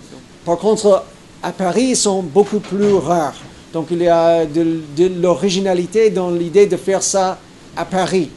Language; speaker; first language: French; non-native, fluent; English